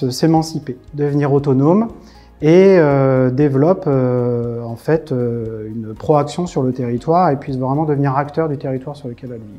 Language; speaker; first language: French; native; French